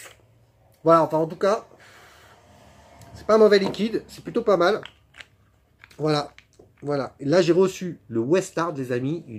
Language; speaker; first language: French; native; French